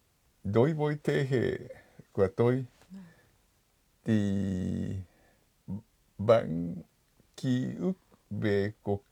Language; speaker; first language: Vietnamese; non-native, fluent; Japanese